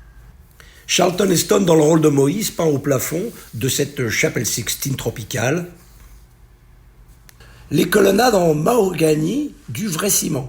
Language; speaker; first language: French; native; French